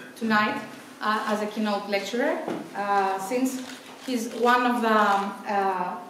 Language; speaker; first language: English; non-native, fluent; Greek